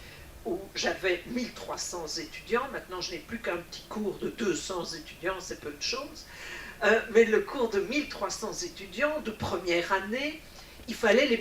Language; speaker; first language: French; native; French